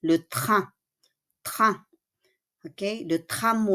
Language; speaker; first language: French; non-native, fluent; Filipino